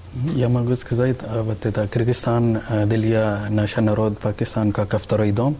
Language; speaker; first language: Russian; non-native, learner; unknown